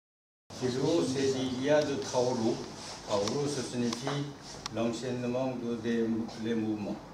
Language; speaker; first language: French; non-native, learner; Korean